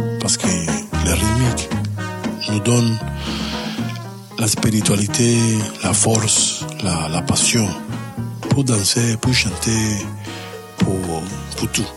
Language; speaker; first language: French; non-native, learner; Spanish